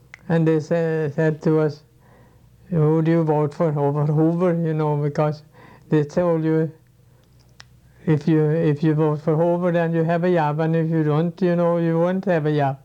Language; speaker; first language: English; non-native, fluent; Swedish